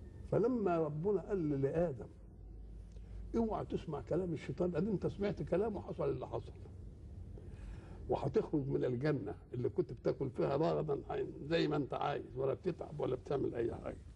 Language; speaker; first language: Arabic; native; Arabic